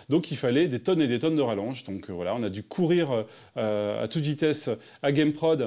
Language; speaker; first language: French; native; French